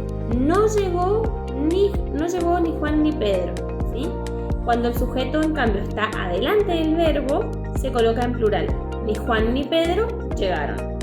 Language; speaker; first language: Spanish; native; Spanish